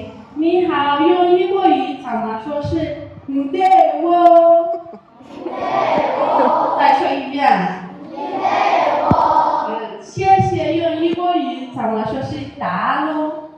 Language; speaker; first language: Chinese; non-native, fluent; Igbo